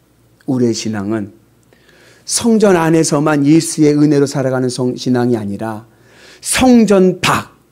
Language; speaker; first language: Korean; native; Korean